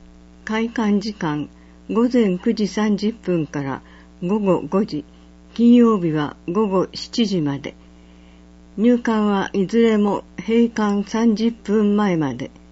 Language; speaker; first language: Japanese; native; Japanese